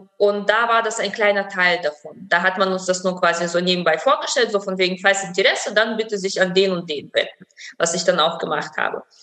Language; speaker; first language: German; early bilingual, other home language; Russian